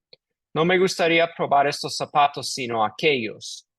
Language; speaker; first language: Spanish; non-native, fluent; English